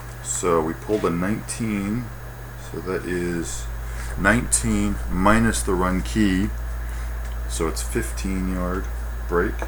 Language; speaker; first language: English; native; English